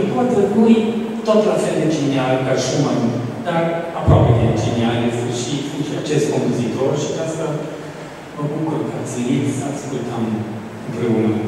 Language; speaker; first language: Romanian; non-native, fluent; German